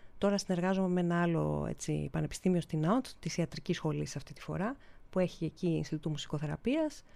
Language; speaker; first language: Greek; native; Greek